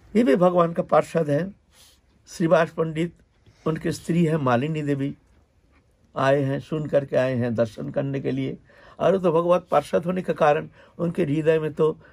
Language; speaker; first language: Hindi; non-native, local second language; Bangla